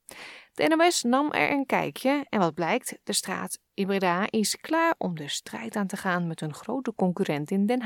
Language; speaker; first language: Dutch; native; Dutch